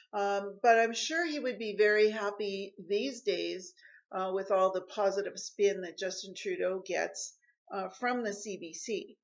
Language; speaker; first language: English; native; English